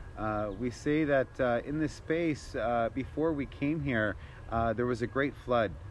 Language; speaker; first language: English; native; English